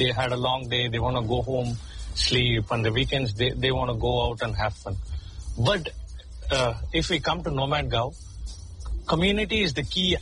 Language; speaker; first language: English; non-native, local second language; Tamil